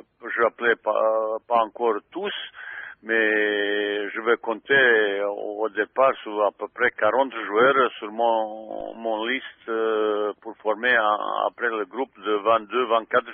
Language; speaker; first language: French; non-native, fluent; Bosnian